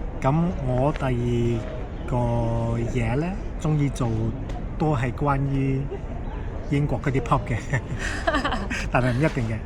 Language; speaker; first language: Cantonese; early bilingual, heritage; Cantonese